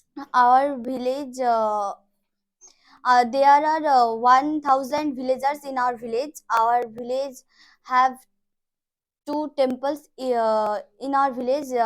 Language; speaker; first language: English; non-native, local second language; Bangla